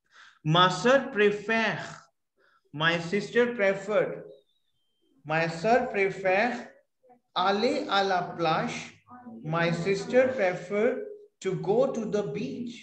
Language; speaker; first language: French; non-native, fluent; Hindi